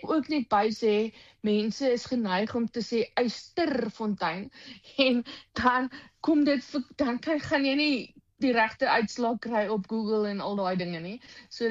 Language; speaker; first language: Afrikaans; native; Afrikaans